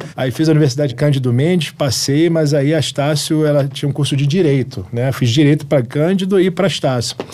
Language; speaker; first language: Portuguese; early bilingual, other home language; Arabic